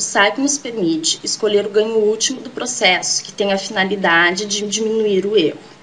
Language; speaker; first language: Portuguese; native; Portuguese